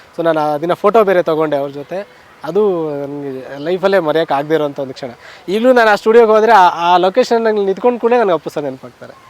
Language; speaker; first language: Kannada; native; Kannada